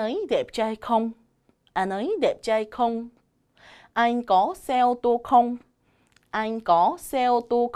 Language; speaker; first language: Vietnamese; non-native, learner; Korean